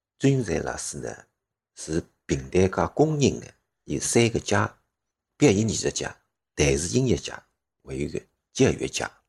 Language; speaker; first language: Chinese; native; Chinese